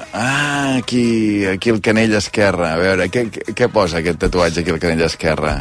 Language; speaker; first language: Catalan; native; Catalan